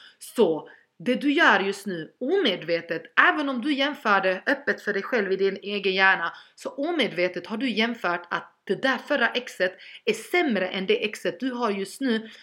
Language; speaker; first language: Swedish; early bilingual, other home language; Albanian